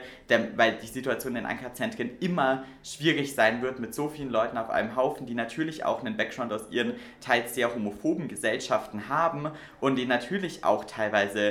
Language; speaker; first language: German; native; German